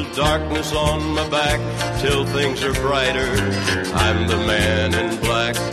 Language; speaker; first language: English; non-native, fluent; Arabic